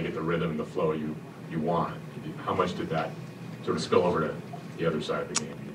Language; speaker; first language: English; native; English